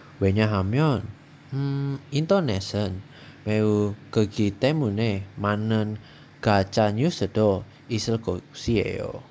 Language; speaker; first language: Korean; non-native, learner; Indonesian